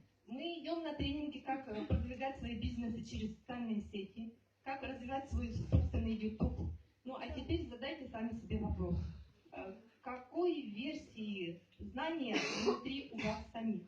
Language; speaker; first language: Russian; native; Russian